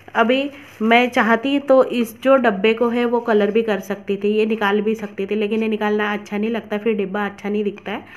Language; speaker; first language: Hindi; non-native, local second language; Marathi